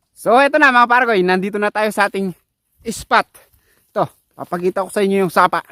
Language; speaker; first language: Filipino; non-native, local second language; Pampanga